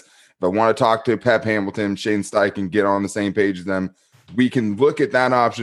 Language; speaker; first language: English; native; English